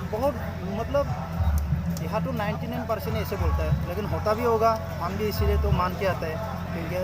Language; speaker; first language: Hindi; non-native, local second language; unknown